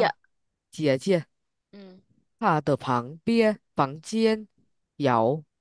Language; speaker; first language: Chinese; non-native, learner; Vietnamese